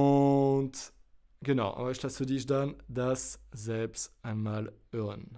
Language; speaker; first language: German; non-native, fluent; French